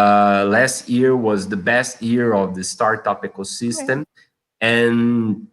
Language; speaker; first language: English; non-native, fluent; Portuguese